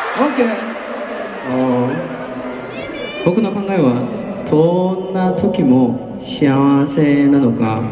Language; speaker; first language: Japanese; non-native, learner; Korean